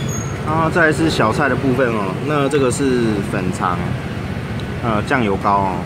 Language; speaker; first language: Chinese; native; Chinese